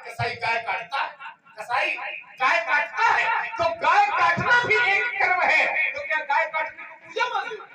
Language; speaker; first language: Hindi; native; Hindi